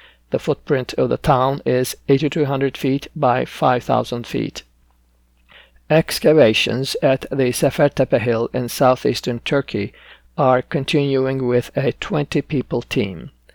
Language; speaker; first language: English; non-native, fluent; Turkish